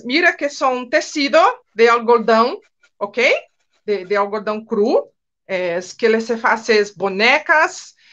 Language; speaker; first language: Spanish; non-native, fluent; Portuguese